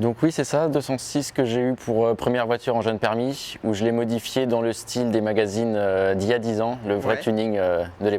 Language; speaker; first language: French; native; French